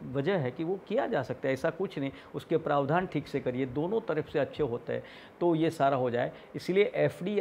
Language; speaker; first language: Hindi; non-native, local second language; Gujarati